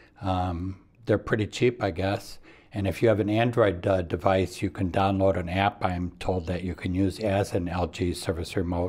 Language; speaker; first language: English; native; English